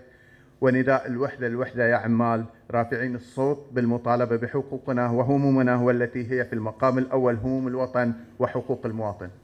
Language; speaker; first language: Arabic; native; Arabic